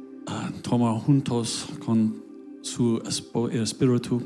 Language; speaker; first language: Spanish; non-native, learner; English